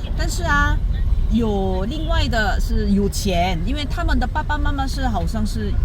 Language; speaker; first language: Chinese; non-native, fluent; Korean